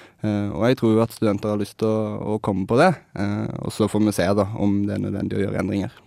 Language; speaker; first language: Norwegian; native; Norwegian